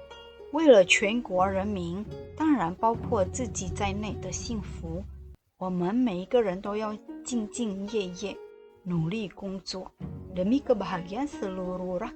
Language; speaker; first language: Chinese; non-native, fluent; Indonesian